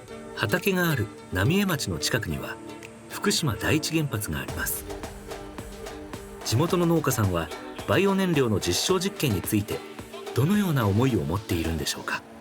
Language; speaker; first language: Japanese; native; Japanese